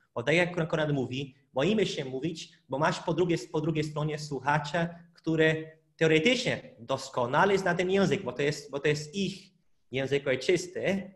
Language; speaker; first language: Polish; non-native, fluent; Portuguese